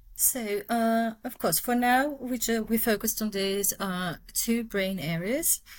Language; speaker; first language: English; non-native, fluent; Portuguese